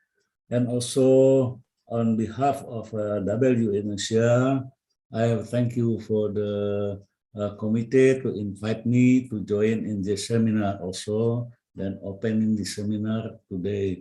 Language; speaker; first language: English; non-native, learner; Indonesian